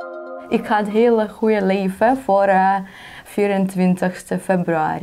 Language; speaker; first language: Dutch; non-native, fluent; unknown